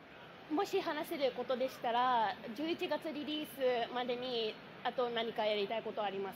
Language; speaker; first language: Japanese; early bilingual, heritage; English